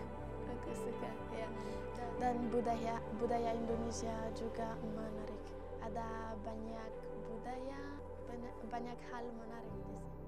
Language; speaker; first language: Indonesian; non-native, learner; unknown